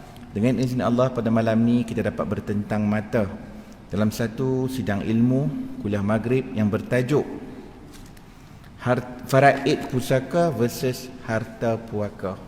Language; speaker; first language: Malay; native; Malay